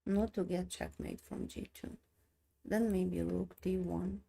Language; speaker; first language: English; non-native, learner; Armenian